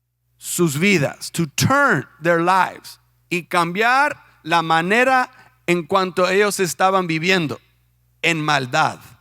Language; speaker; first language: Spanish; non-native, fluent; English